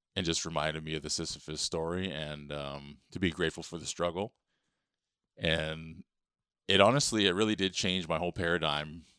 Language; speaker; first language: English; native; English